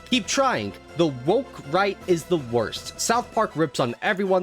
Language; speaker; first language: English; native; English